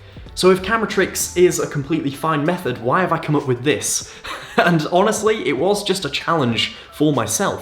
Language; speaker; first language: English; native; English